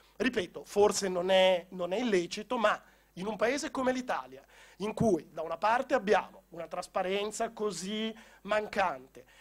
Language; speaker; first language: Italian; native; Italian